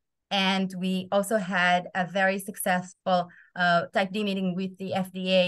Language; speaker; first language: English; non-native, fluent; Hebrew